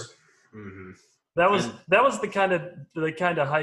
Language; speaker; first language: English; native; English